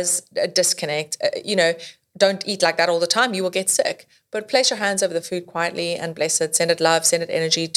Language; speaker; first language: English; native; English